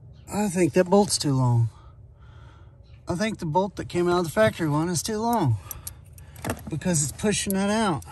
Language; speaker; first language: English; native; English